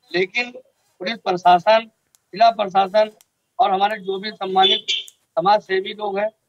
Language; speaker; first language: Hindi; native; Hindi